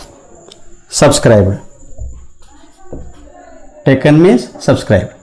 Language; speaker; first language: English; non-native, local second language; Marathi